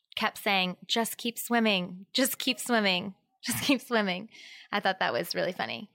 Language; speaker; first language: English; native; English